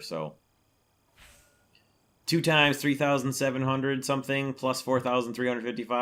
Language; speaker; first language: English; native; English